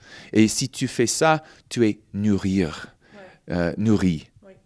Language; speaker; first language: French; non-native, fluent; English